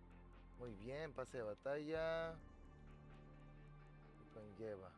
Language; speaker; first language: Spanish; native; Spanish